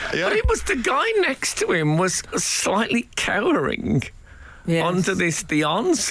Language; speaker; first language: English; native; English